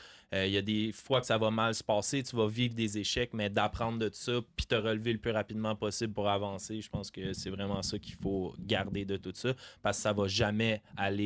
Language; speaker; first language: French; native; French